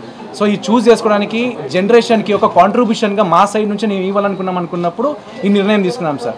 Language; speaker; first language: Telugu; native; Telugu